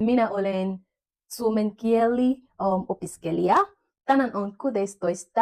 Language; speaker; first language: Finnish; non-native, learner; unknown